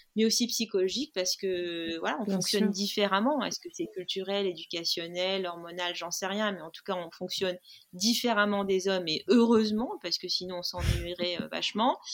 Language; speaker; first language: French; non-native, local second language; Arabic